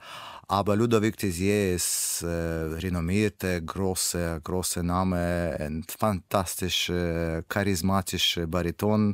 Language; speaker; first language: German; non-native, learner; Russian